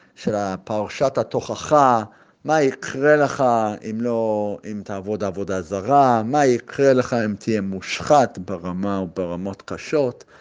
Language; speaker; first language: Hebrew; native; Hebrew